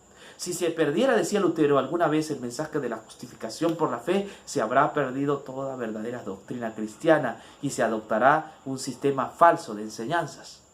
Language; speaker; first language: Spanish; native; Spanish